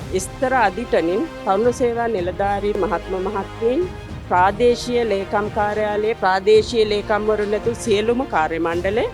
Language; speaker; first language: Sinhala; native; Sinhala